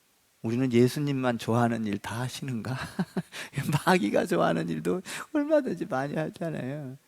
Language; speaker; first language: Korean; native; Korean